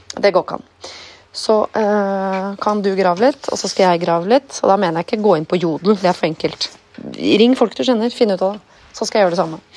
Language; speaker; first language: Norwegian; native; Norwegian